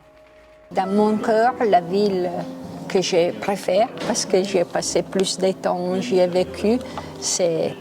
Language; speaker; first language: French; non-native, local second language; Italian